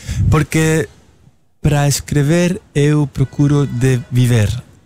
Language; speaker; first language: Portuguese; non-native, learner; Spanish